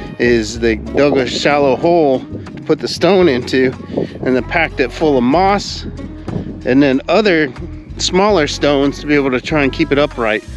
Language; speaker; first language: English; native; English